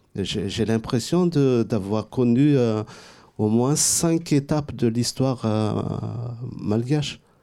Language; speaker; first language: French; non-native, local second language; Malagasy